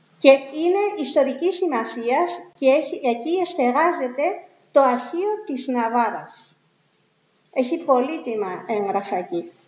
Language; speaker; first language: Greek; non-native, fluent; Spanish